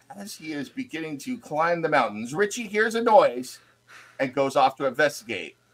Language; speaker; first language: English; native; English